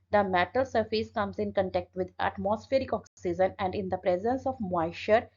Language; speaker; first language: English; non-native, local second language; Punjabi